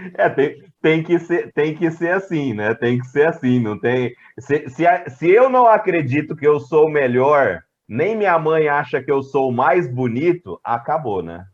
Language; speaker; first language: Portuguese; native; Portuguese